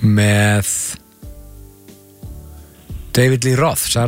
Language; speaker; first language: Icelandic; native; Icelandic